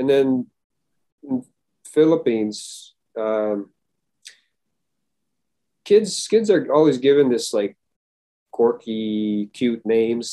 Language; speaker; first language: English; early bilingual, other home language; Filipino